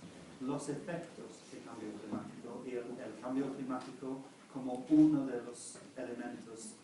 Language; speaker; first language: Spanish; non-native, fluent; English